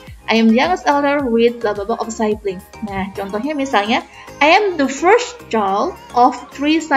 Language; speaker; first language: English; non-native, fluent; Indonesian